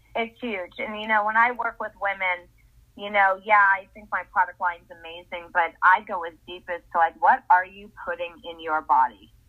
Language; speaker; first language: English; native; English